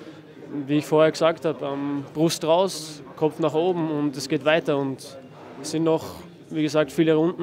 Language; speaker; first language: German; native; German